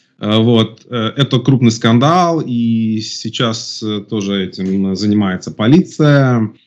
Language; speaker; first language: Russian; native; Russian